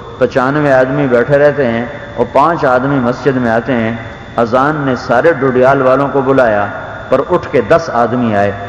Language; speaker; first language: Urdu; native; Urdu